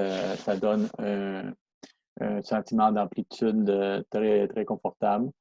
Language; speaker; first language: French; non-native, fluent; Spanish